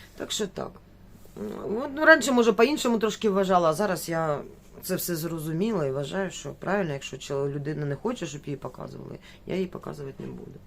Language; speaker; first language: Ukrainian; native; Ukrainian